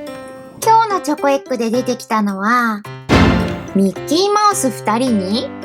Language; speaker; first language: Japanese; native; Japanese